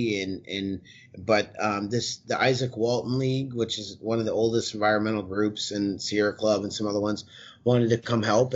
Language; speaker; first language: English; native; English